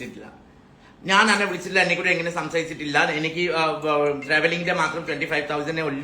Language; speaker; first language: Malayalam; non-native, learner; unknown